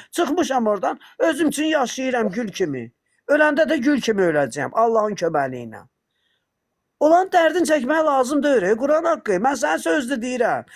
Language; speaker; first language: Azerbaijani; native; Azerbaijani